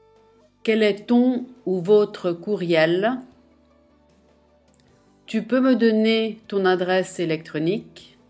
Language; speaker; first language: French; non-native, fluent; Italian